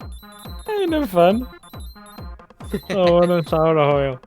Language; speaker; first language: Welsh; native; Welsh